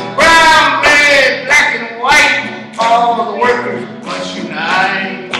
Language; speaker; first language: English; native; English